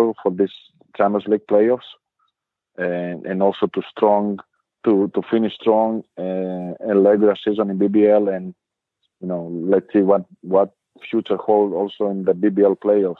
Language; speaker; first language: English; non-native, fluent; Greek